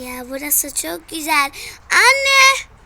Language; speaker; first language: Turkish; early bilingual, heritage; Turkish